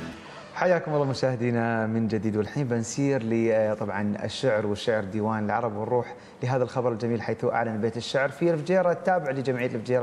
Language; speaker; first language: Arabic; native; Arabic